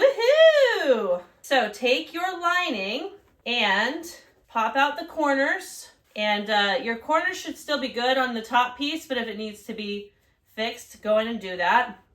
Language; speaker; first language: English; native; English